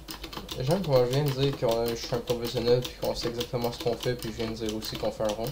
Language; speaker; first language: French; native; French